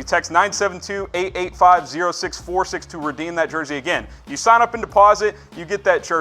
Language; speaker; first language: English; native; English